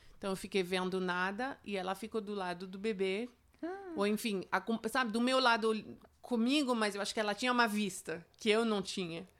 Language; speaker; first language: Portuguese; non-native, fluent; French